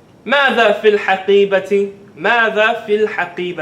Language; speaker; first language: Arabic; non-native, fluent; English